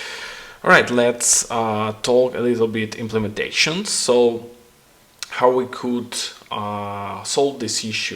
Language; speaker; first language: English; non-native, fluent; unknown